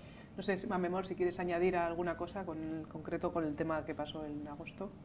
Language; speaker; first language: Spanish; native; Spanish